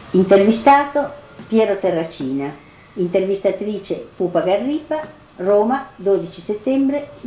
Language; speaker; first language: Italian; native; Italian